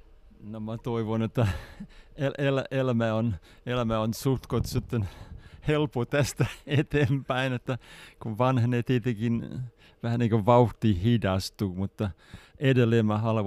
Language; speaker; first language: Finnish; non-native, fluent; English